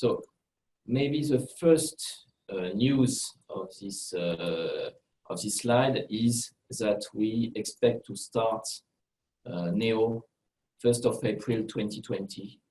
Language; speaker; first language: English; non-native, fluent; French